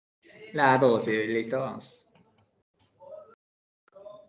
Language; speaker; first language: Spanish; native; Spanish